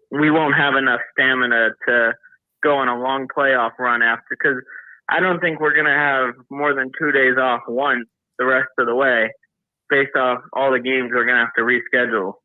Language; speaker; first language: English; native; English